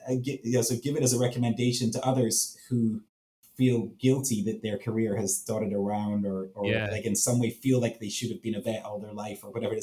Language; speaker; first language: English; native; English